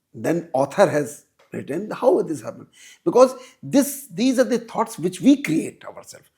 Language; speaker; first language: English; non-native, local second language; Hindi